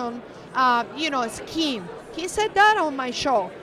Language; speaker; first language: English; non-native, fluent; Spanish